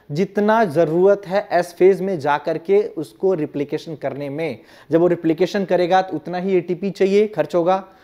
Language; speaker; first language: Hindi; non-native, local second language; Gujarati